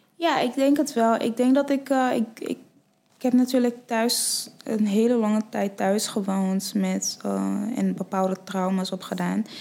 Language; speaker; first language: Dutch; early bilingual, other home language; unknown